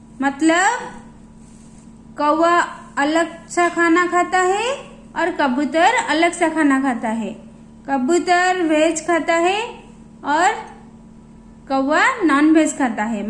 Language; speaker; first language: Hindi; non-native, local second language; Odia